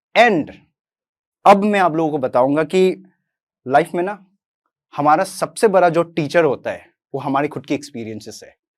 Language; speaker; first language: Hindi; non-native, local second language; Assamese